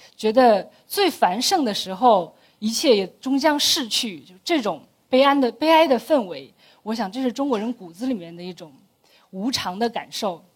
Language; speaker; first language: Chinese; native; Chinese